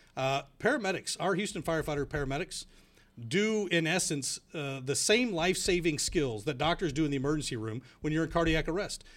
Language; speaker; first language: English; native; English